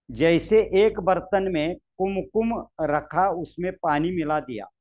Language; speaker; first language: Hindi; non-native, local second language; Marathi